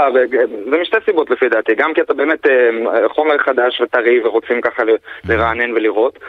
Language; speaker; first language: Hebrew; native; Hebrew